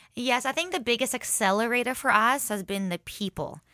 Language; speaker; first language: English; early bilingual, other home language; Hebrew